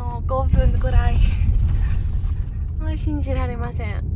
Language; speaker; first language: Japanese; non-native, fluent; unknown